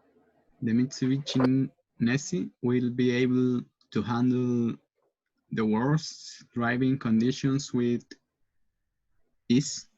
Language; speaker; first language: English; non-native, learner; Spanish